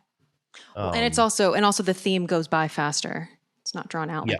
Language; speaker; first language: English; native; English